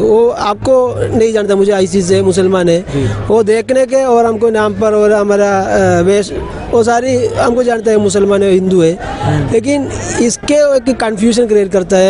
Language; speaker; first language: Hindi; non-native, local second language; Malayalam